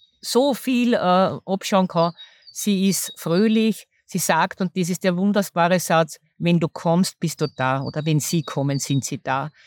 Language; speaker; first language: German; native; German